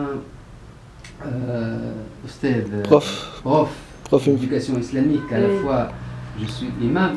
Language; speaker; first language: French; non-native, local second language; Arabic